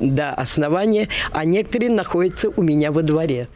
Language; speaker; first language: Russian; native; Russian